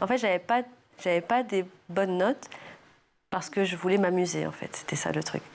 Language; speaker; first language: French; early bilingual, other home language; Arabic